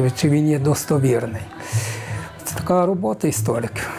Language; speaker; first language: Ukrainian; native; Ukrainian